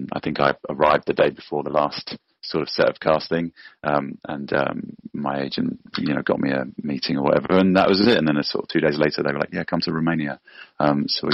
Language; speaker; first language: English; native; English